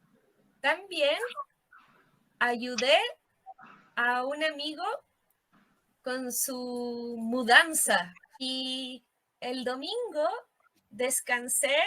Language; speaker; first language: Spanish; non-native, fluent; English